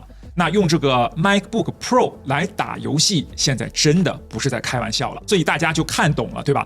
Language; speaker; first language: Chinese; native; Chinese